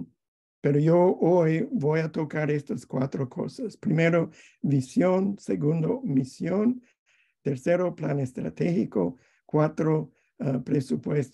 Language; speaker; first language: Spanish; non-native, fluent; English